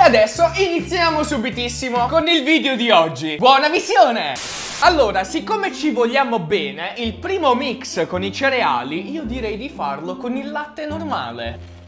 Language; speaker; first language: Italian; native; Italian